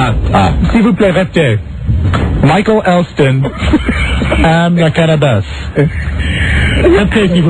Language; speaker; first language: French; non-native, learner; English